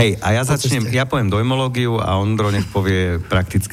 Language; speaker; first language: Slovak; native; Slovak